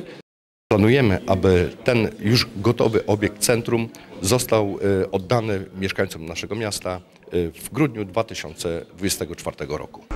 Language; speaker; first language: Polish; native; Polish